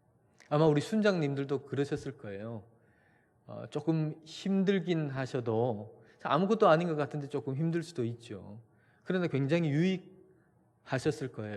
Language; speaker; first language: Korean; native; Korean